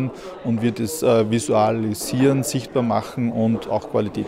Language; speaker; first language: German; native; German